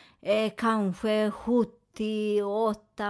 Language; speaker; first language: Swedish; non-native, fluent; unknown